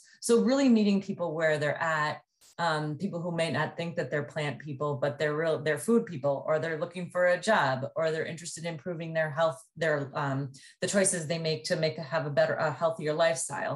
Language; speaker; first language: English; native; English